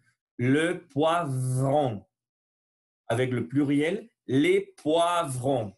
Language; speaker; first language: French; non-native, learner; Spanish